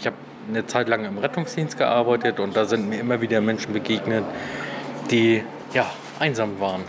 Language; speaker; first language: German; native; German